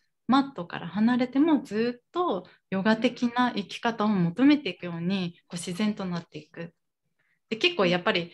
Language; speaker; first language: Japanese; native; Japanese